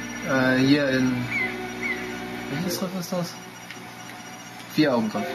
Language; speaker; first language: German; native; German